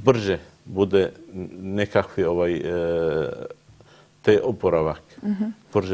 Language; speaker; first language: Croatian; non-native, learner; Arabic